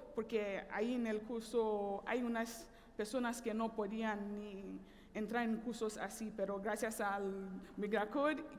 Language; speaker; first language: Spanish; non-native, fluent; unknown